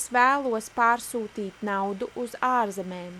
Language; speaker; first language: Latvian; native; Latvian